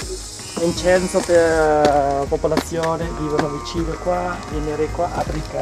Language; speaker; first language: Italian; non-native, learner; Khmer